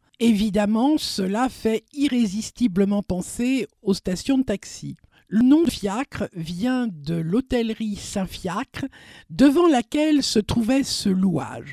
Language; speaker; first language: French; native; French